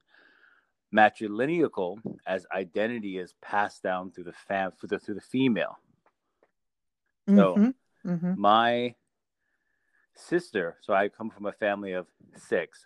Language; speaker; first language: English; early bilingual, other home language; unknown